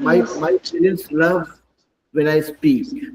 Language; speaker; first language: English; non-native, learner; Hindi